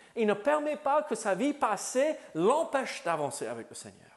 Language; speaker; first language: French; native; French